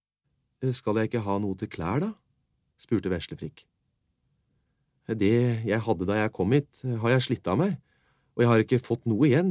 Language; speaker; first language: Norwegian; native; Norwegian